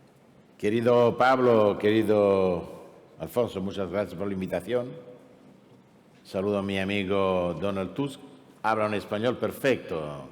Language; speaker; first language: Spanish; non-native, fluent; Italian